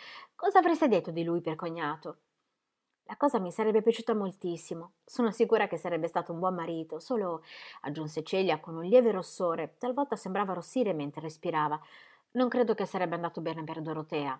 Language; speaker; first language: Italian; native; Italian